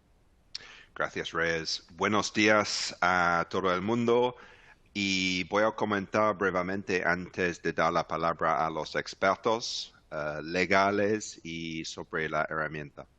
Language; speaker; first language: Spanish; non-native, fluent; English